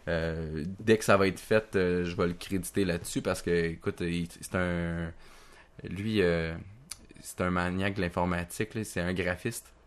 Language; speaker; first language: French; native; French